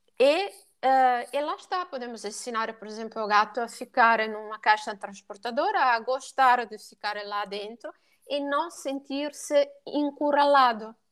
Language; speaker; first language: Portuguese; non-native, fluent; Italian